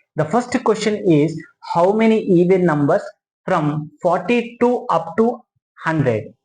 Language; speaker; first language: English; non-native, local second language; Telugu